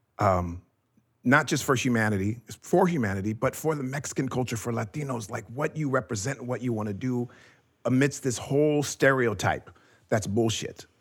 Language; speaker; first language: English; native; English